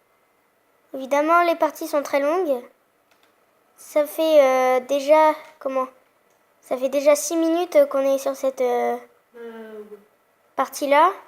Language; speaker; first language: French; native; French